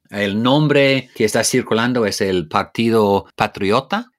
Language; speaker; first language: Spanish; non-native, fluent; English